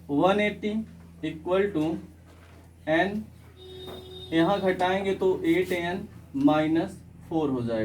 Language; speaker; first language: Hindi; native; Hindi